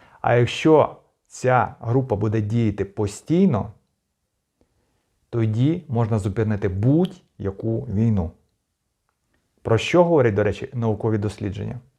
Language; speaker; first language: Ukrainian; native; Ukrainian